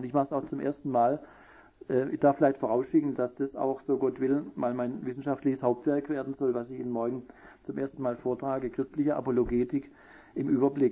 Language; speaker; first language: German; native; German